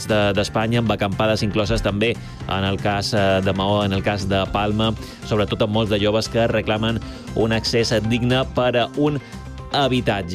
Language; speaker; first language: Catalan; native; Catalan